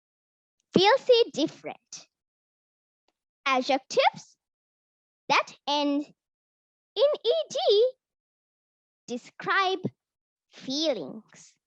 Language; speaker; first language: English; non-native, local second language; Sinhala